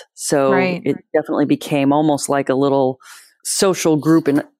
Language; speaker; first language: English; native; English